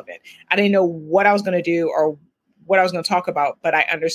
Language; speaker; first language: English; native; English